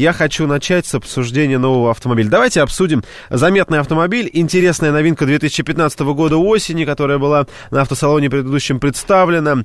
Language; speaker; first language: Russian; native; Russian